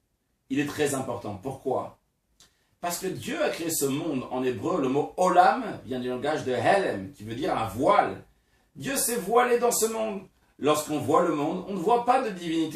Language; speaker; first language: French; native; French